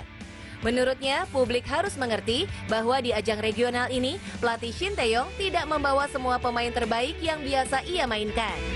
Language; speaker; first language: Indonesian; native; Indonesian